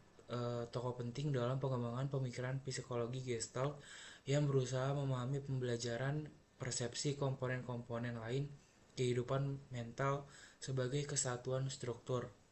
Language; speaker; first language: Indonesian; native; Indonesian